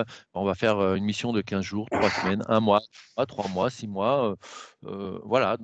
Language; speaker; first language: French; native; French